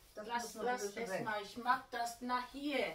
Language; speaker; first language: German; non-native, learner; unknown